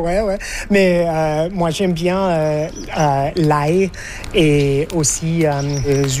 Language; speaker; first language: French; non-native, fluent; English